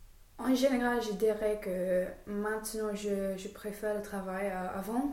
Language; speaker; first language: French; non-native, fluent; English